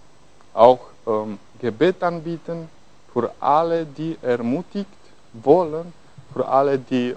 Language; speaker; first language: German; non-native, fluent; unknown